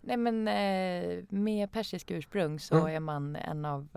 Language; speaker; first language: Swedish; non-native, fluent; Persian